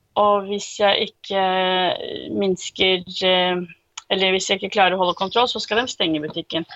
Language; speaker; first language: Norwegian; early bilingual, other home language; Turkish